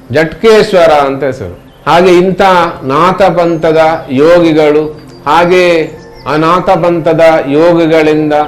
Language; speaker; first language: Kannada; non-native, local second language; Tulu